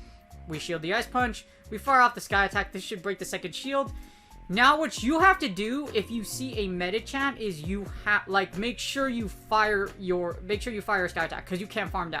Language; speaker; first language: English; native; English